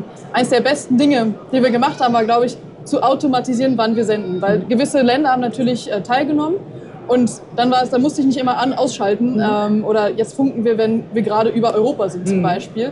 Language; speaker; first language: German; native; German